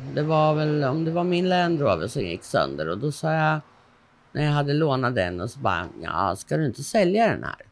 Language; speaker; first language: Swedish; native; Swedish